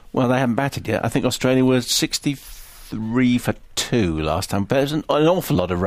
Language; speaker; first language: English; native; English